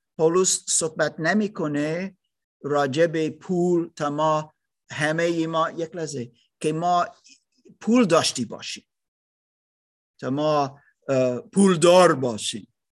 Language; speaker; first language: Persian; non-native, learner; German